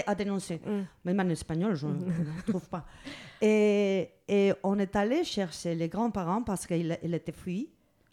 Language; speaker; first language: French; non-native, learner; Spanish